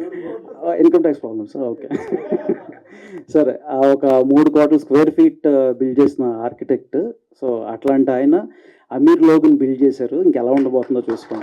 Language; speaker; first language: Telugu; native; Telugu